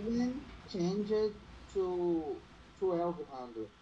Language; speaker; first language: English; non-native, learner; Portuguese